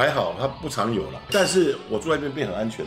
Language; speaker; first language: Chinese; native; Chinese